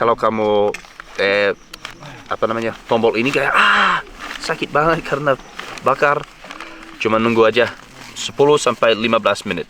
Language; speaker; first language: Indonesian; non-native, learner; English